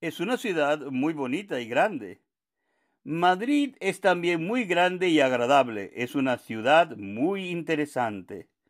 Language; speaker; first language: Spanish; non-native, fluent; Finnish